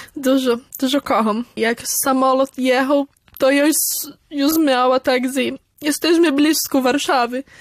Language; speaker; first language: Polish; early bilingual, heritage; Polish